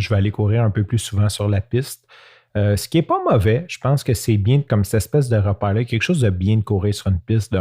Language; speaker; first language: French; native; French